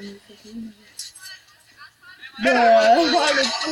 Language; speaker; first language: French; native; French